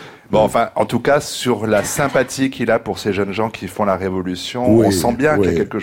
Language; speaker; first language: French; native; French